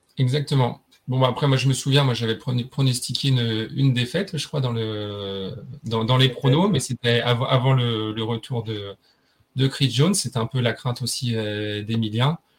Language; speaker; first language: French; native; French